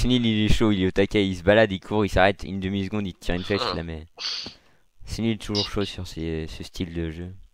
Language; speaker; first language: French; native; French